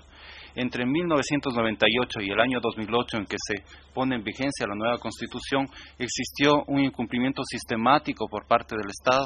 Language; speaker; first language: Spanish; native; Spanish